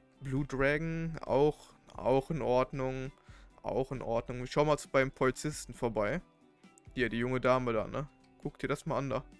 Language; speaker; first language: German; native; German